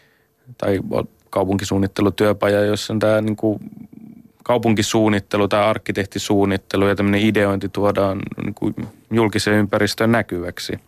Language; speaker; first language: Finnish; native; Finnish